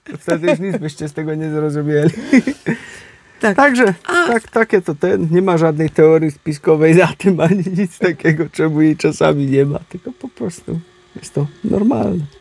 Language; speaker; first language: Polish; native; Polish